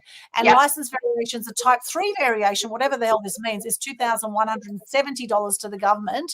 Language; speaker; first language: English; native; English